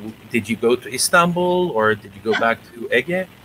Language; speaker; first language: English; non-native, fluent; Turkish